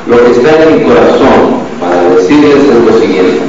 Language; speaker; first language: Spanish; native; Spanish